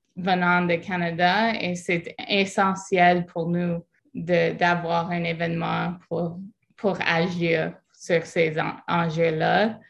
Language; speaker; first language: French; non-native, fluent; English